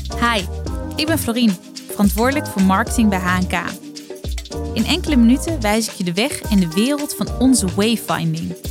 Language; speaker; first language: Dutch; native; Dutch